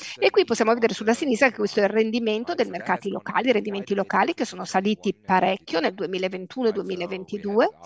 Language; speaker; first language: Italian; native; Italian